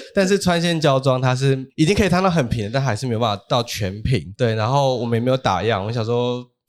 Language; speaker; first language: Chinese; non-native, local second language; Min Nan Chinese